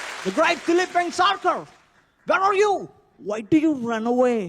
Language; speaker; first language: English; non-native, local second language; Tamil